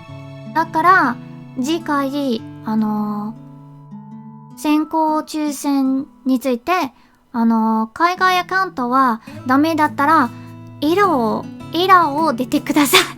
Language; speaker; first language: Japanese; non-native, learner; English